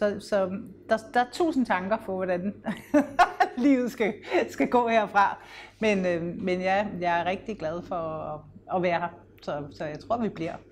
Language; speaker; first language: Danish; native; Danish